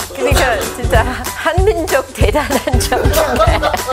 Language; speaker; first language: Korean; non-native, fluent; English